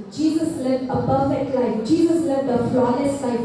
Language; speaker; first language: English; non-native, local second language; Telugu